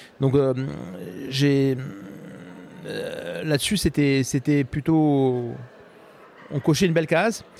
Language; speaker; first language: French; non-native, local second language; Arabic